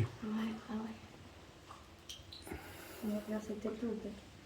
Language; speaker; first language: French; native; French